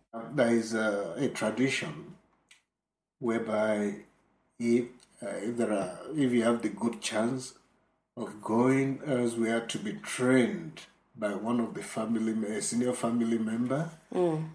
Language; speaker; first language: English; non-native, local second language; Yoruba